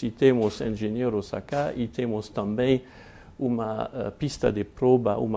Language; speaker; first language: Portuguese; non-native, fluent; French